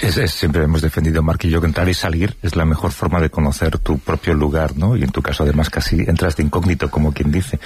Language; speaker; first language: Spanish; native; Spanish